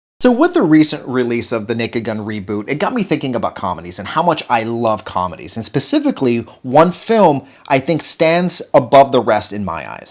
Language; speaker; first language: English; native; English